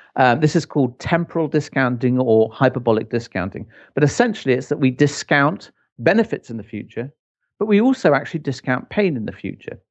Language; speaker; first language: English; native; English